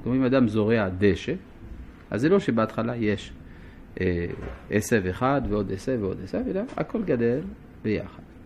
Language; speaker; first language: Hebrew; non-native, fluent; French